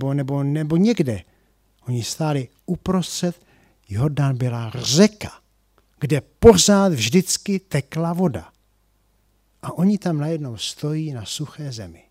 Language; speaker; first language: Czech; native; Czech